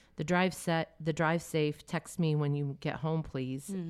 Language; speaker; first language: English; native; English